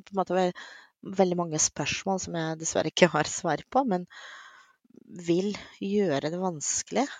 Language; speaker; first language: Norwegian; non-native, fluent; Russian